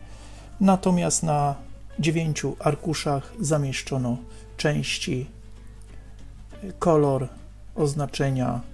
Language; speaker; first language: Polish; native; Polish